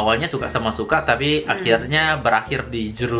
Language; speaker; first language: Indonesian; native; Indonesian